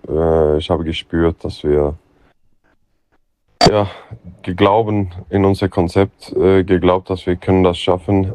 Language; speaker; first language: German; non-native, fluent; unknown